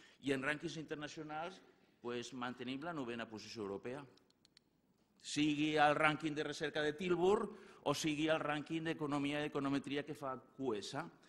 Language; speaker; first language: Catalan; native; Catalan